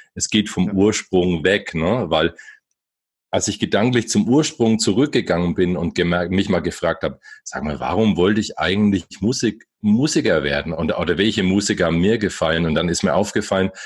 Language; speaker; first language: German; native; German